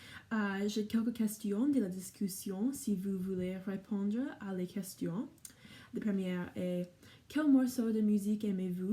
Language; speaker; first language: French; non-native, learner; English